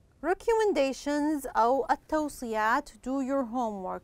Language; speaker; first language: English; non-native, fluent; Arabic